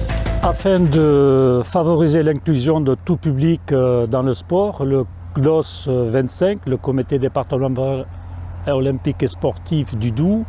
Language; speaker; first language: French; native; French